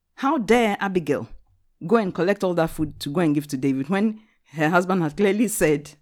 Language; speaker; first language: English; non-native, local second language; Akan